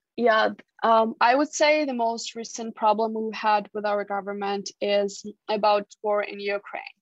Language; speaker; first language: English; non-native, fluent; Georgian